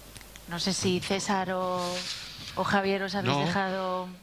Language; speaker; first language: Spanish; native; Spanish